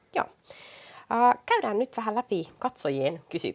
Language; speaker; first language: Finnish; native; Finnish